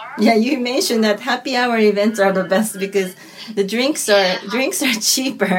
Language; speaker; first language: English; non-native, fluent; Japanese